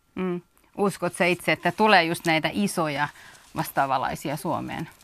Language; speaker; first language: Swedish; native; Swedish